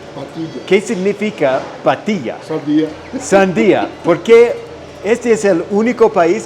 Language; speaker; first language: Spanish; non-native, learner; English